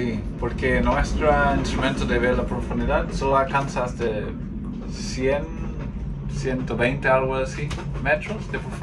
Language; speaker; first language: Spanish; non-native, fluent; English